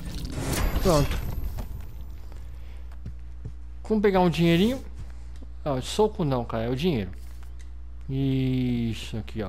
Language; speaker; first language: Portuguese; native; Portuguese